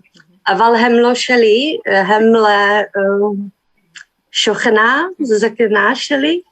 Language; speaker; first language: Hebrew; non-native, learner; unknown